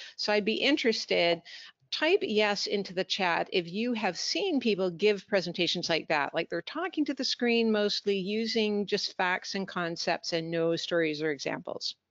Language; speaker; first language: English; native; English